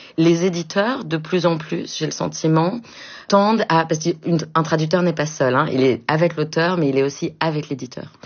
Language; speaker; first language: French; native; French